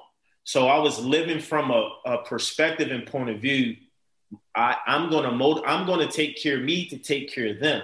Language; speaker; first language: English; native; English